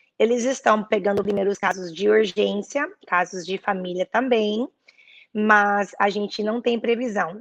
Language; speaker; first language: Portuguese; early bilingual, heritage; Portuguese